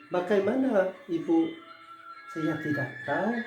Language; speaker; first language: Indonesian; non-native, learner; Thai